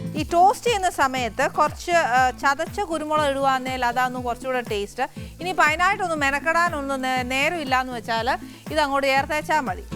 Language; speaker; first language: Malayalam; native; Malayalam